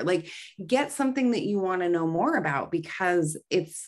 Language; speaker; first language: English; native; English